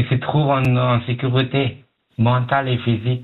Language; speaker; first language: French; non-native, learner; Pashto